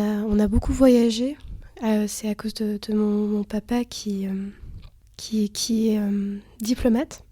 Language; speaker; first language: French; early bilingual, other home language; Lithuanian